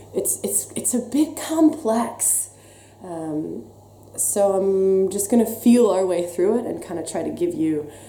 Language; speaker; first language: English; native; English